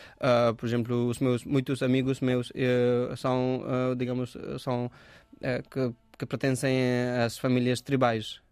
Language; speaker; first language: Portuguese; non-native, fluent; Hindi